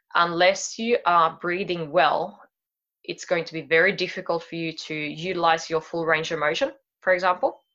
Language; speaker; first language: English; non-native, fluent; Swedish